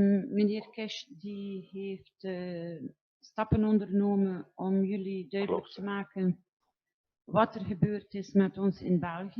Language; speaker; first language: Dutch; non-native, local second language; French